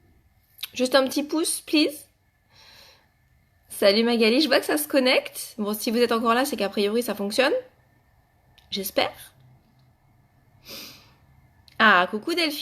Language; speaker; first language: French; native; French